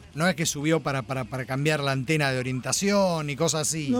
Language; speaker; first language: Spanish; native; Spanish